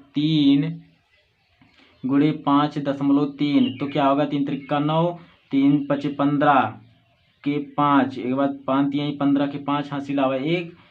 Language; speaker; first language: Hindi; native; Hindi